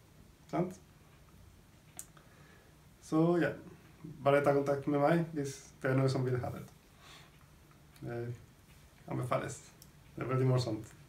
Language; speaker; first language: Norwegian; non-native, fluent; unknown